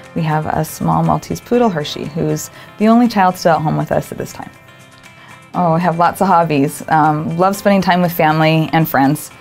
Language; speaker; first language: English; native; English